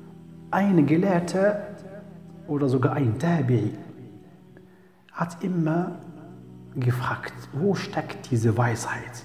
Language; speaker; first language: German; non-native, learner; Arabic